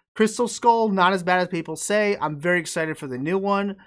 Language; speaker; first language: English; native; English